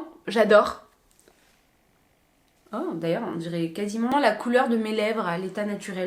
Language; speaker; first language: French; native; French